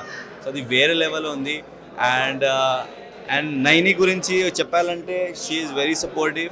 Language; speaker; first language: Telugu; non-native, learner; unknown